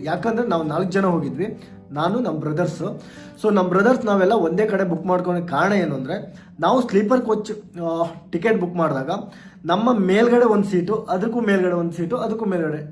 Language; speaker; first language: Kannada; native; Kannada